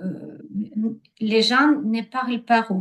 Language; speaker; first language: French; non-native, learner; Ukrainian